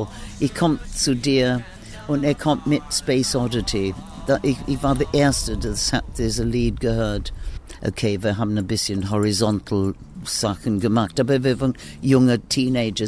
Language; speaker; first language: German; non-native, learner; English